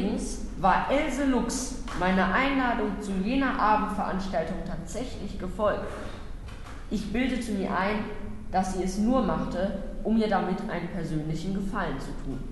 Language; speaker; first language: German; native; German